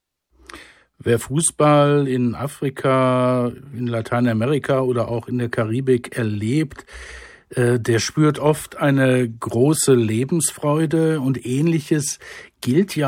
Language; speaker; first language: German; native; German